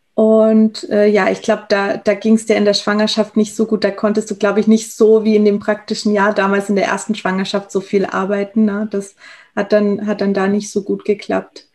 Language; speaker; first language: German; native; German